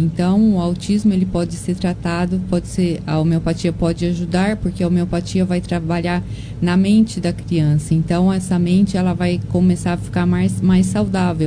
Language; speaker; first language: Portuguese; native; Portuguese